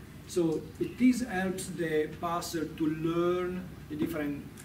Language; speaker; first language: English; non-native, fluent; Italian